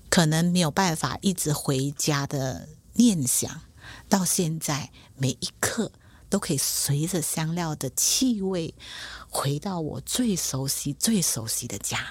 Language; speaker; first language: Chinese; native; Chinese